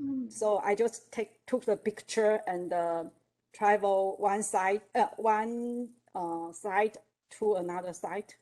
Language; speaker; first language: English; non-native, learner; Chinese